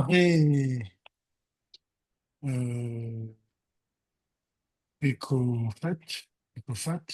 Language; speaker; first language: Hebrew; non-native, learner; French